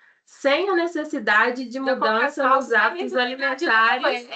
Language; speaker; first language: Portuguese; native; Portuguese